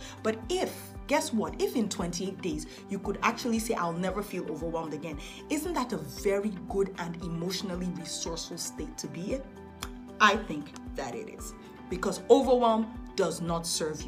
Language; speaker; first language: English; native; English